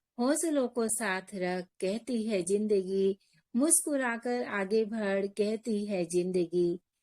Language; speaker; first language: Hindi; native; Hindi